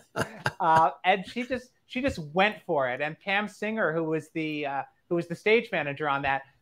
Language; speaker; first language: English; native; English